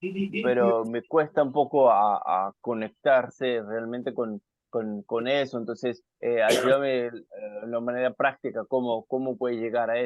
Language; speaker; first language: Spanish; non-native, fluent; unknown